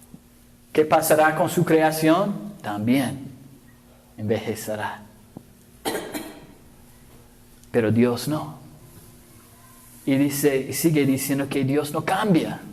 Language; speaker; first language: Spanish; non-native, fluent; English